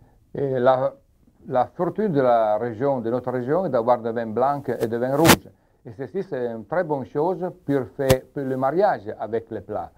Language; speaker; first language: French; non-native, learner; Italian